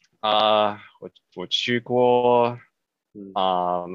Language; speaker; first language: Chinese; non-native, learner; English